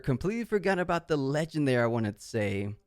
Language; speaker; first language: English; native; English